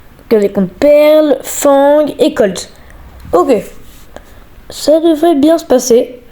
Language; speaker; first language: French; native; French